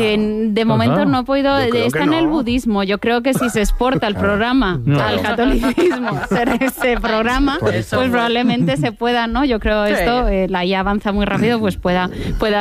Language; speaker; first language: Spanish; native; Spanish